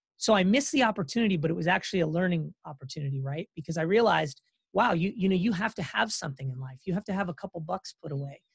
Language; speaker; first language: English; native; English